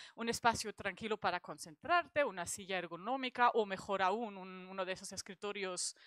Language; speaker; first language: Spanish; non-native, fluent; German